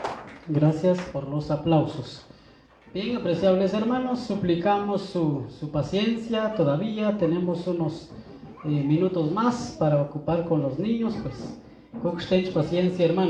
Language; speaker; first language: Spanish; non-native, local second language; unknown